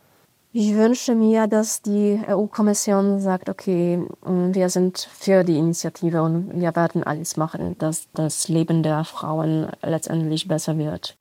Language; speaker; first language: German; non-native, fluent; Polish